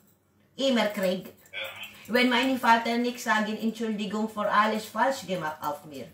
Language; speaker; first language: German; non-native, learner; Waray